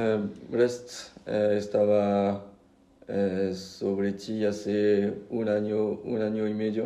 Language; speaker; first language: Spanish; non-native, fluent; French